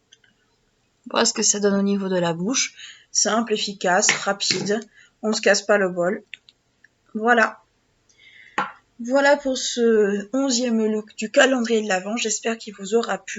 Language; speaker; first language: French; native; French